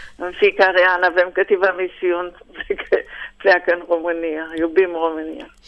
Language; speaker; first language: Romanian; early bilingual, heritage; Hebrew